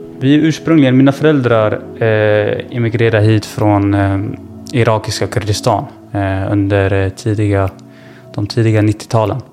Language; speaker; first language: Swedish; early bilingual, other home language; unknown